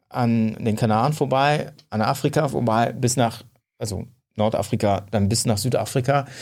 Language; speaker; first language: German; native; German